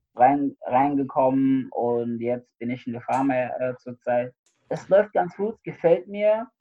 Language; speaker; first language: German; non-native, fluent; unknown